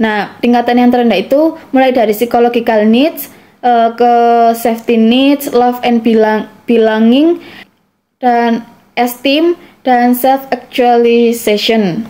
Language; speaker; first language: Indonesian; native; Indonesian